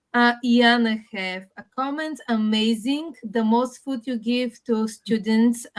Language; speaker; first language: English; non-native, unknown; Bulgarian